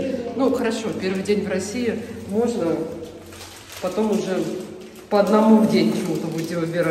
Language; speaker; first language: Russian; native; Russian